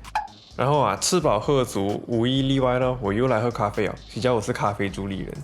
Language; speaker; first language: Chinese; native; Chinese